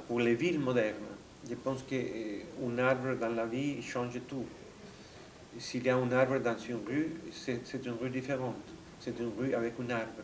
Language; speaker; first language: French; non-native, fluent; Spanish